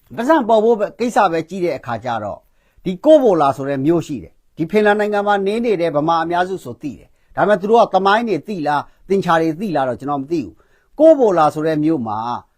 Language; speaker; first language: Burmese; non-native, local second language; Kachin